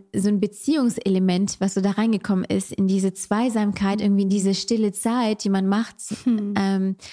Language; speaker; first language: German; non-native, fluent; French